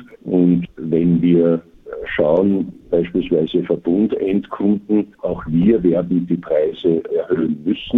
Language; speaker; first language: German; native; German